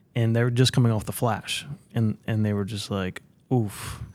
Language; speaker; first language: English; native; English